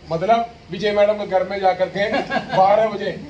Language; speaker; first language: Hindi; non-native, local second language; Malayalam